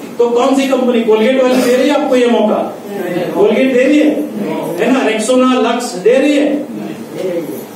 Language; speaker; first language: Hindi; non-native, local second language; Marathi